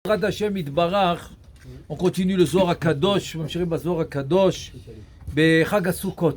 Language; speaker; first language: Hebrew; non-native, fluent; French